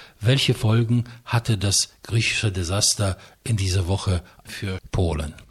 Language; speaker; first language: German; non-native, fluent; Polish